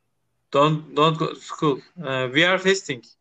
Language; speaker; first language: English; non-native, learner; Turkish